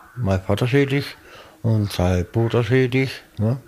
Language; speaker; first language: German; native; German